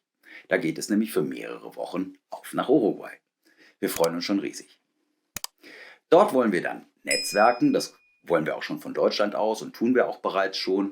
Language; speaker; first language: German; native; German